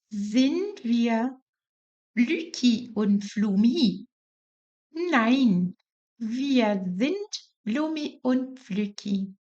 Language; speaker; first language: German; non-native, fluent; Portuguese